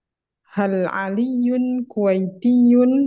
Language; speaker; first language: Arabic; non-native, learner; Indonesian